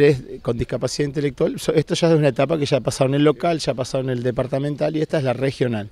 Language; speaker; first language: Spanish; native; Spanish